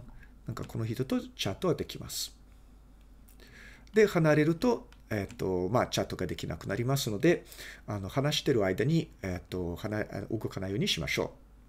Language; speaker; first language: Japanese; non-native, fluent; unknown